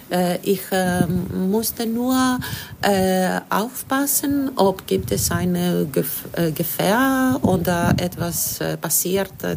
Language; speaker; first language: German; non-native, learner; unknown